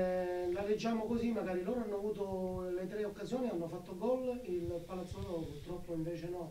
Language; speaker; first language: Italian; native; Italian